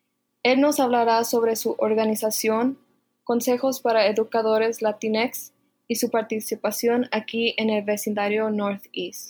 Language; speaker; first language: Spanish; early bilingual, heritage; Spanish